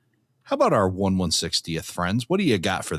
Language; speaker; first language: English; native; English